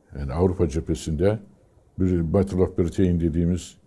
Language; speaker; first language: Turkish; native; Turkish